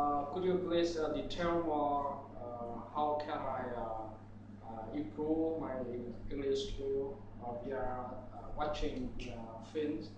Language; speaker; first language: English; non-native, learner; Vietnamese